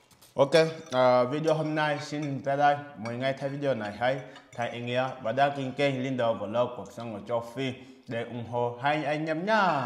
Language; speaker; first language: Vietnamese; non-native, learner; Portuguese